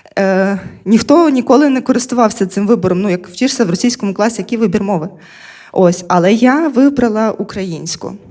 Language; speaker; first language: Ukrainian; non-native, local second language; Russian